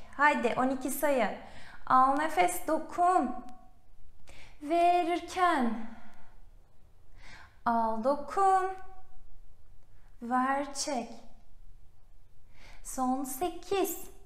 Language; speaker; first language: Turkish; native; Turkish